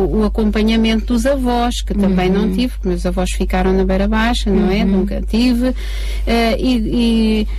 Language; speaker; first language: Portuguese; native; Portuguese